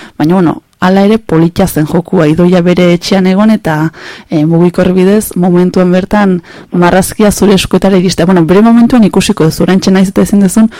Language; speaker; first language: Basque; native; Basque